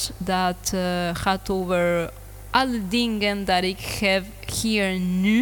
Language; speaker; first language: Dutch; non-native, learner; English